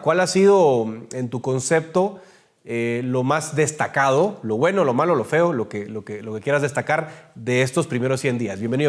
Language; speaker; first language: Spanish; native; Spanish